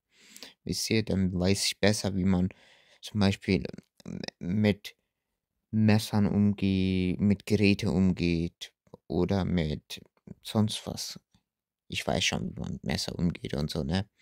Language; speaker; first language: German; early bilingual, other home language; Turkish